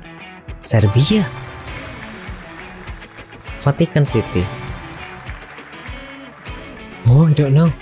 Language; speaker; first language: English; non-native, learner; Indonesian